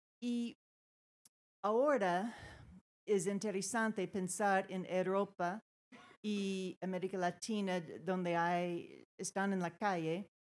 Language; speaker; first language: Spanish; non-native, fluent; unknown